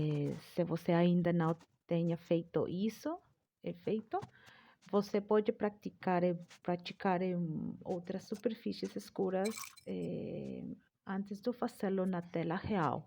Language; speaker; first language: Portuguese; non-native, learner; Spanish